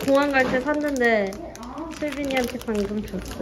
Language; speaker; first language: Korean; early bilingual, heritage; Korean